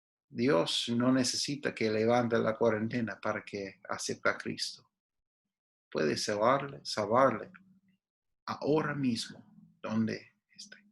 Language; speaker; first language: Spanish; non-native, fluent; English